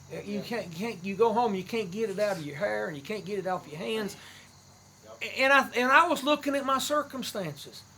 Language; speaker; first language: English; native; English